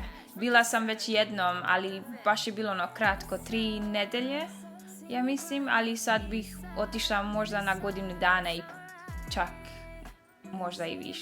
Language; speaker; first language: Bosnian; early bilingual, heritage; Dutch